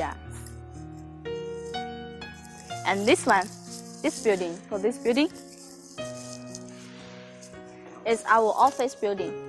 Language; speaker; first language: English; non-native, learner; Chinese